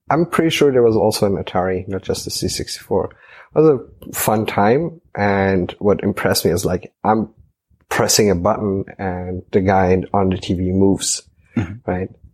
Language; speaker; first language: English; non-native, fluent; German